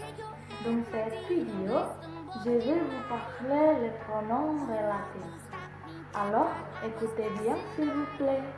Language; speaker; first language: French; non-native, learner; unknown